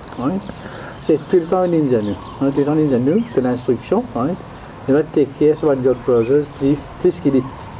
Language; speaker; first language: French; non-native, local second language; Morisyen